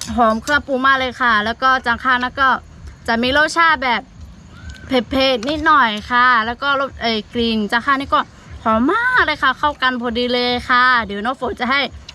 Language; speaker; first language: Thai; non-native, local second language; Lahu